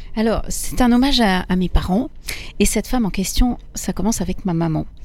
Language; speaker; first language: French; early bilingual, other home language; Italian